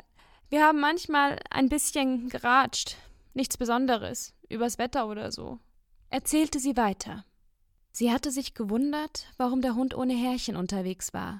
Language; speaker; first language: German; native; German